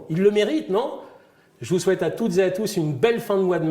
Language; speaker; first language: French; native; French